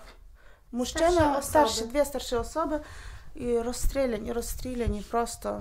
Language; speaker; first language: Polish; non-native, learner; Ukrainian